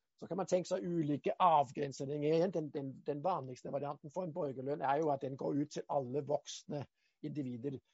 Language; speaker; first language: Norwegian; native; Norwegian